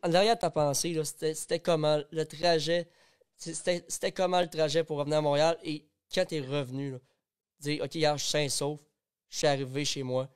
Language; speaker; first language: French; native; French